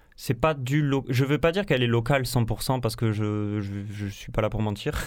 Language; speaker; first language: French; native; French